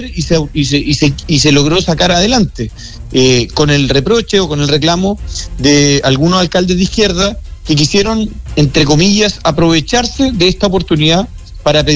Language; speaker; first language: Spanish; native; Spanish